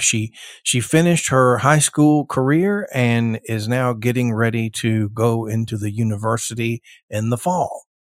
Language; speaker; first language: English; early bilingual, other home language; Spanish